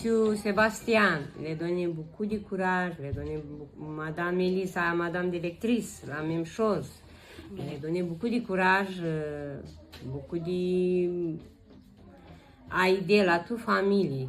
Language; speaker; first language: French; non-native, learner; Romanian